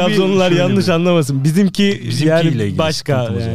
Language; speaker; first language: Turkish; native; Turkish